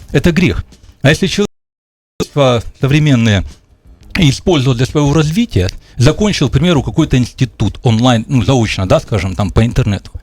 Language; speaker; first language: Russian; native; Russian